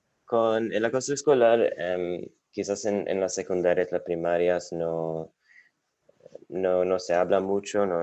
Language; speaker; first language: Spanish; non-native, fluent; English